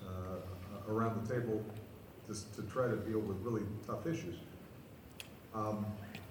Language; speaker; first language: English; native; English